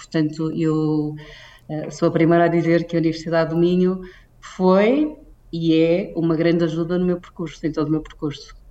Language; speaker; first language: Portuguese; native; Portuguese